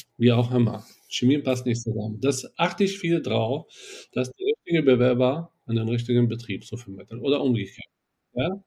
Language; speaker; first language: German; non-native, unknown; Arabic